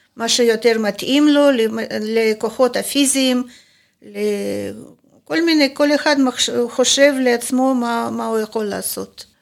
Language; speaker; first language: Hebrew; non-native, fluent; Ukrainian